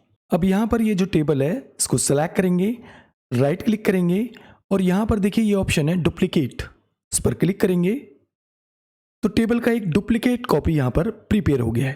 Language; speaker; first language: Hindi; native; Hindi